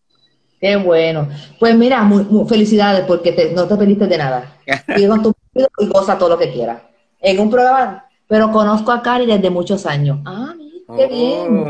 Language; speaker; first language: Spanish; native; Spanish